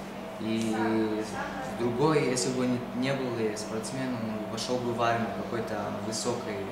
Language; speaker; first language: Russian; early bilingual, heritage; Hebrew